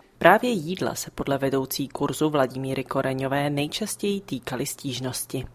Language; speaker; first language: Czech; native; Czech